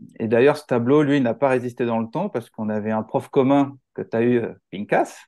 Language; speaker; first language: French; native; French